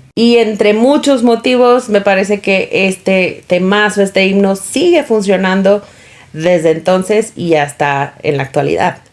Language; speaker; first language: Spanish; native; Spanish